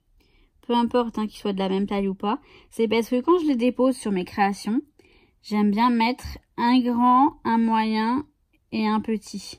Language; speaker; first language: French; native; French